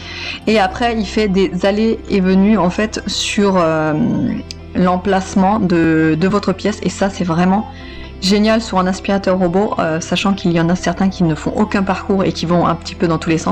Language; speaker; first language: French; native; French